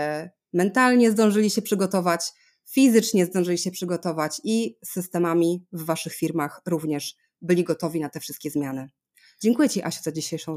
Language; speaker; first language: Polish; native; Polish